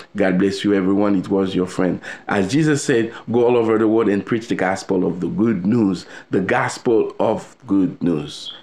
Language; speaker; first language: English; non-native, fluent; Haitian Creole